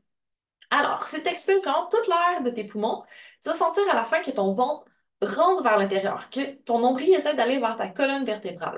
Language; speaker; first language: French; native; French